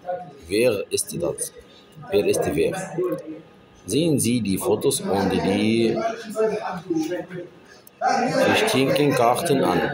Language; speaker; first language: German; non-native, learner; Arabic